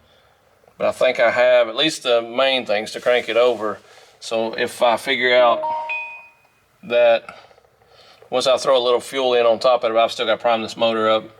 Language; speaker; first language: English; native; English